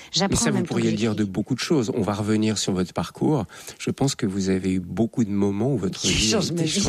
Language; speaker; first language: French; native; French